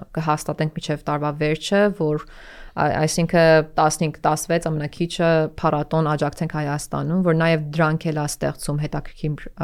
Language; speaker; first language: Armenian; early bilingual, heritage; Armenian